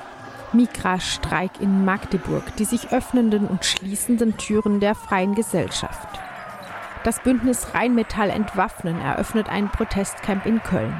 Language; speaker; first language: German; native; German